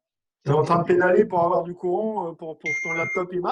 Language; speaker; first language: French; native; French